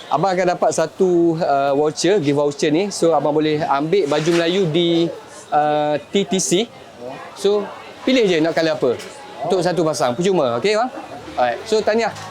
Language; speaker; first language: Malay; native; Malay